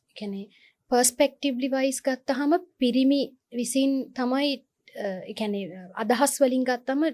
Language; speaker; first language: Sinhala; non-native, local second language; Tamil